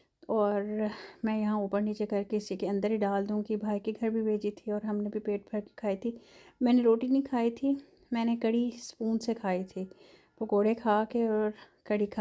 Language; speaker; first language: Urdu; non-native, local second language; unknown